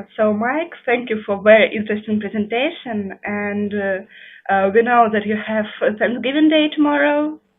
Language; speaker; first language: English; non-native, fluent; Russian